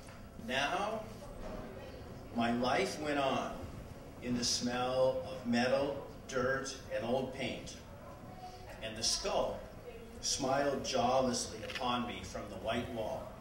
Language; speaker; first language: English; native; English